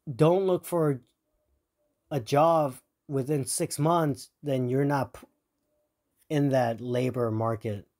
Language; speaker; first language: English; early bilingual, other home language; Korean